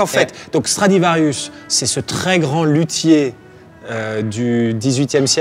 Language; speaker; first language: French; native; French